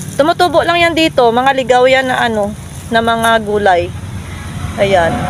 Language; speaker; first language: Filipino; non-native, local second language; Hiligaynon